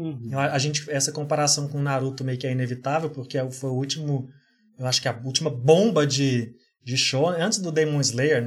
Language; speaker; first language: Portuguese; native; Portuguese